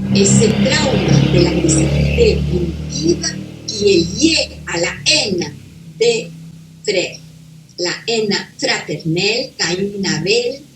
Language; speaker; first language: French; non-native, fluent; Spanish